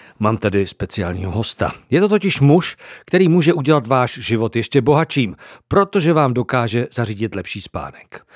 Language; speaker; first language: Czech; native; Czech